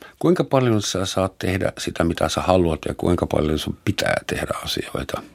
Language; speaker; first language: Finnish; non-native, fluent; German